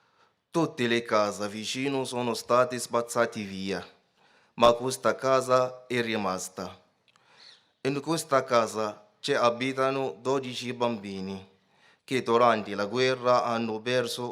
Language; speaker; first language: Italian; non-native, fluent; Arabic